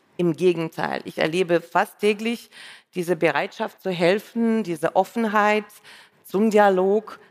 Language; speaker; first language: German; non-native, fluent; Russian